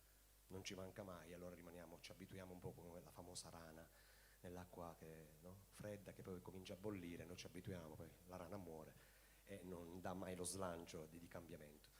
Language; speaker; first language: Italian; native; Italian